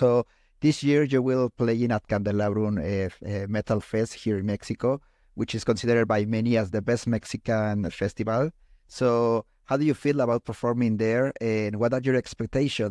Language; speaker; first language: English; non-native, fluent; Spanish